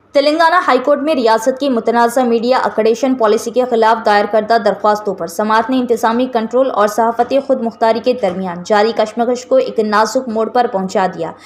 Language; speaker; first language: Urdu; native; Urdu